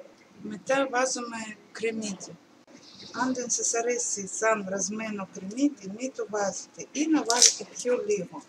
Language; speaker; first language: Greek; non-native, learner; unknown